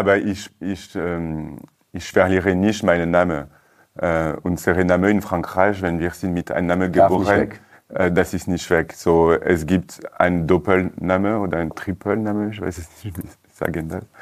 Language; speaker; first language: German; non-native, learner; French